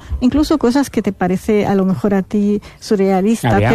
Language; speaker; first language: Spanish; non-native, fluent; Arabic